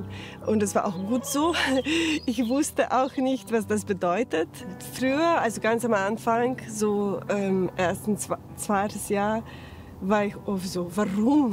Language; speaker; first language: German; non-native, fluent; Slovenian